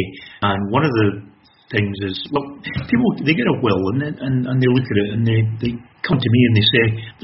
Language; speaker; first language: English; native; English